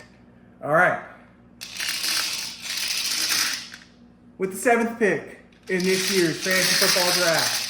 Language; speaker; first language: English; native; English